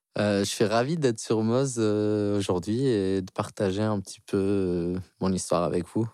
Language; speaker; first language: French; non-native, local second language; Arabic